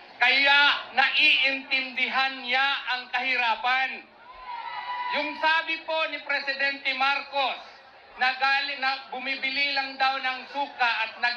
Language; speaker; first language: Filipino; non-native, local second language; Cebuano